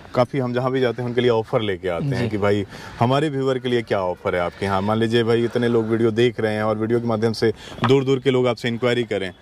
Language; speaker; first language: Hindi; native; Hindi